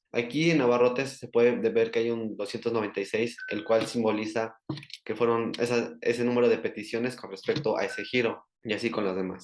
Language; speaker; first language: Spanish; native; Spanish